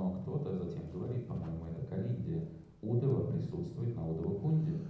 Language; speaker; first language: Russian; native; Russian